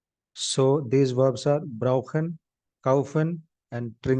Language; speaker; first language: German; non-native, fluent; Hindi